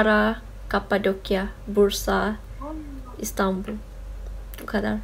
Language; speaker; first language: Turkish; non-native, learner; Malay